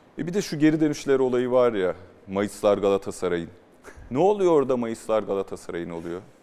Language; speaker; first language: Turkish; native; Turkish